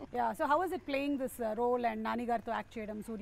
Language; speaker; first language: Telugu; native; Telugu